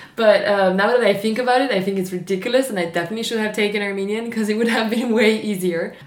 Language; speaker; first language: English; non-native, fluent; French